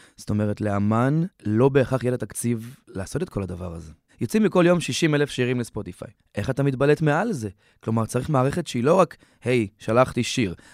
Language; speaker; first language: Hebrew; native; Hebrew